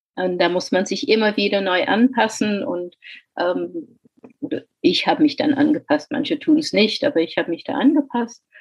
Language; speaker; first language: German; non-native, fluent; English